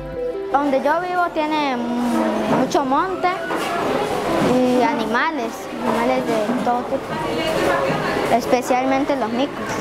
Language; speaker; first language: Spanish; non-native, local second language; Portuguese